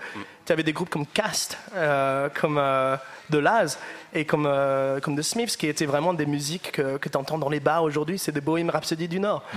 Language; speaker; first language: French; non-native, fluent; English